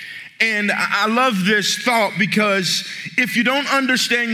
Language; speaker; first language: English; native; English